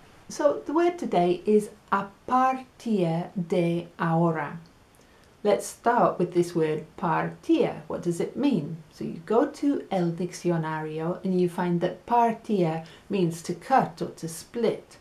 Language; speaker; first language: English; native; English